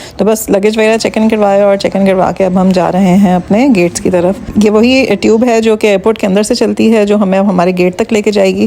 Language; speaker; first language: Urdu; native; Urdu